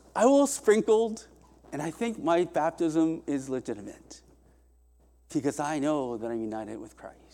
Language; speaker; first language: English; early bilingual, other home language; Korean